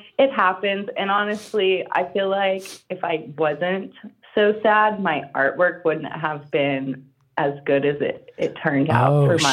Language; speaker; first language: English; native; English